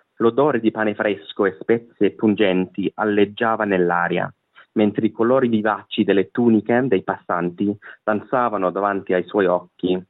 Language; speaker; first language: Italian; non-native, fluent; English